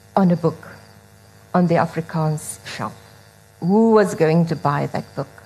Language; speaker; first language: English; non-native, local second language; Afrikaans